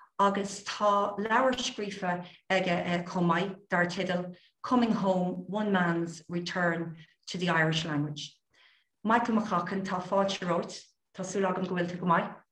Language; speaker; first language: Irish; non-native, local second language; English